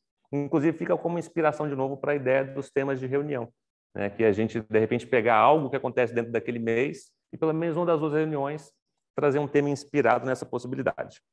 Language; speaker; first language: Portuguese; native; Portuguese